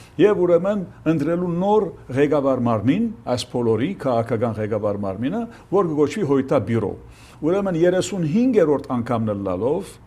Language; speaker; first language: Armenian; early bilingual, heritage; Armenian